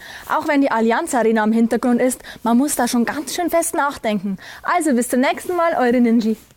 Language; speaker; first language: German; native; German